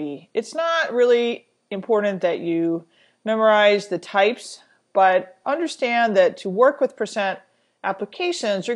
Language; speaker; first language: English; native; English